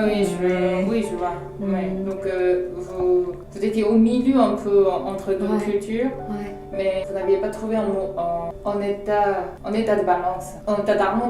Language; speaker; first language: French; non-native, fluent; Korean